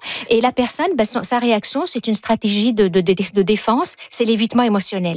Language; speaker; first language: French; native; French